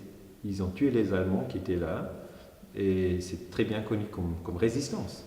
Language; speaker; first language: French; non-native, fluent; German